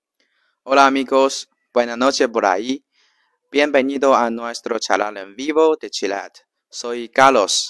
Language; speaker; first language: Spanish; non-native, learner; Chinese